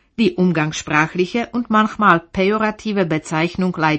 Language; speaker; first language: German; native; German